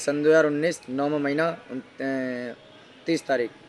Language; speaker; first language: Hindi; native; Hindi